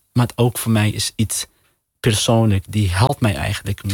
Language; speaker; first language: Dutch; non-native, learner; Arabic